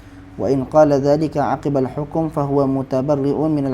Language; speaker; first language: Arabic; non-native, fluent; Malay